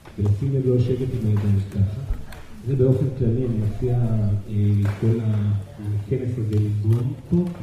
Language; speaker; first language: Hebrew; non-native, fluent; Portuguese